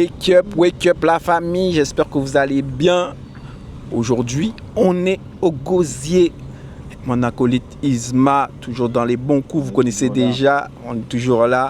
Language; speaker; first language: French; native; French